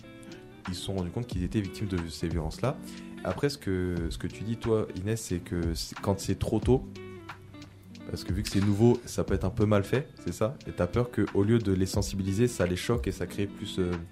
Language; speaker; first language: French; native; French